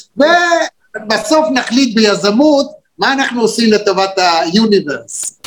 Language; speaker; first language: Hebrew; native; Hebrew